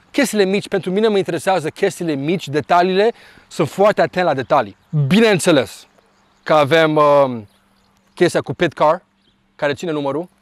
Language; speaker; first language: Romanian; early bilingual, heritage; Romanian